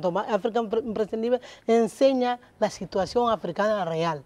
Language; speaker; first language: Spanish; non-native, learner; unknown